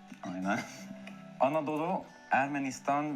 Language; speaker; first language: Turkish; non-native, fluent; Arabic